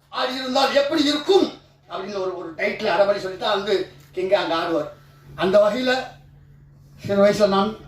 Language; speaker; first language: Tamil; native; Tamil